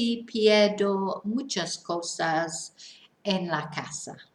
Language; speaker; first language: Spanish; non-native, fluent; English